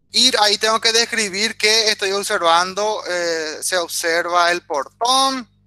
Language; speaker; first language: Spanish; native; Spanish